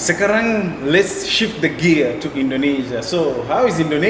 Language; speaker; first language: English; non-native, fluent; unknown